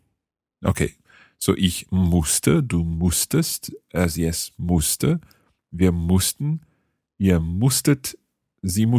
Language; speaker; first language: German; non-native, fluent; English